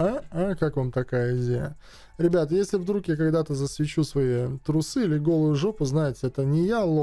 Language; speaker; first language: Russian; native; Russian